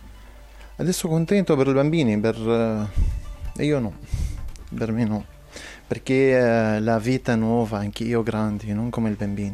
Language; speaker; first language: Italian; non-native, learner; Arabic